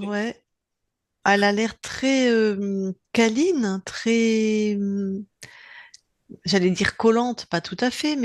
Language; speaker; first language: French; native; French